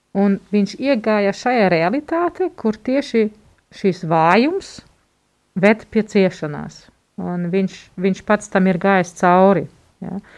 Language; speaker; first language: Latvian; non-native, fluent; German